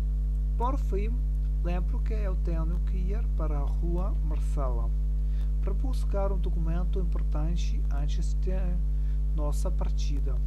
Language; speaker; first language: Portuguese; non-native, learner; German